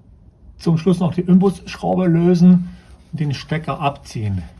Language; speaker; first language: German; native; German